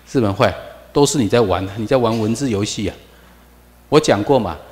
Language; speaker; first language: Chinese; native; Chinese